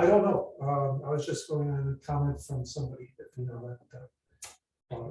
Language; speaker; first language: English; native; English